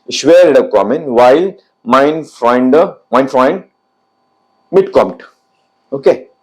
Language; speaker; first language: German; non-native, fluent; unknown